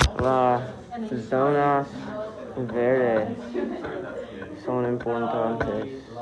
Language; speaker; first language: Spanish; non-native, learner; English